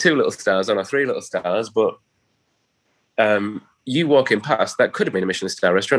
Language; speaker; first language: English; native; English